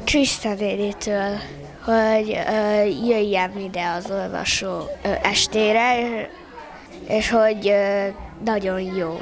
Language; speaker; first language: Hungarian; early bilingual, other home language; Chinese